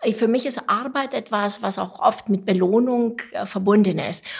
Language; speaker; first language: German; non-native, fluent; Romanian